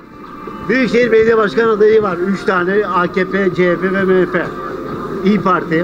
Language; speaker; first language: Turkish; native; Turkish